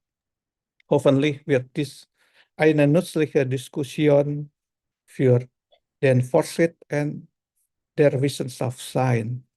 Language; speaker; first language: German; non-native, learner; Indonesian